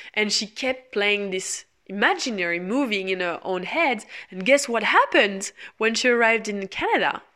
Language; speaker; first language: English; non-native, fluent; French